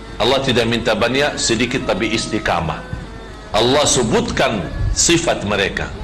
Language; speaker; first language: Malay; non-native, fluent; Arabic